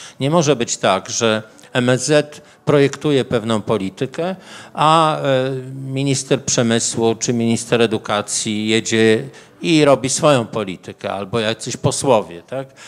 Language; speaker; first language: Polish; native; Polish